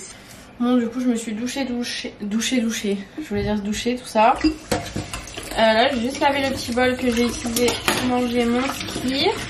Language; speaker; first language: French; native; French